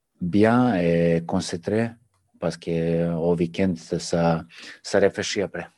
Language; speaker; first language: French; non-native, learner; Serbian